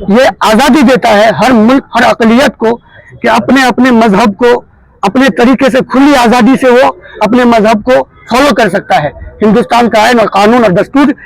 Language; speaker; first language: Urdu; native; Urdu